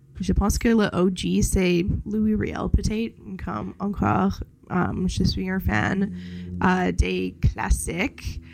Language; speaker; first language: French; non-native, local second language; English